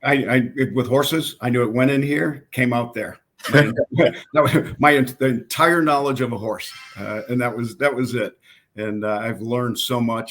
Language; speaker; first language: English; native; English